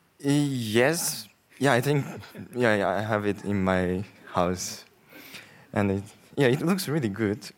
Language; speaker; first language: English; non-native, learner; Japanese